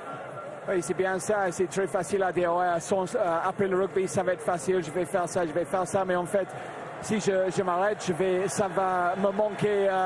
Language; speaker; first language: French; non-native, fluent; English